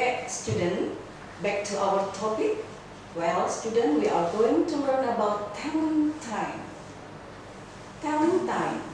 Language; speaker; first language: English; non-native, fluent; Indonesian